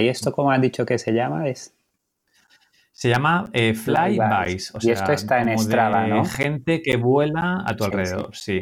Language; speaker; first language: Spanish; native; Spanish